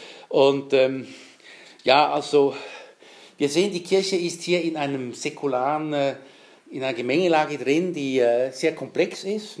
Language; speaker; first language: German; native; German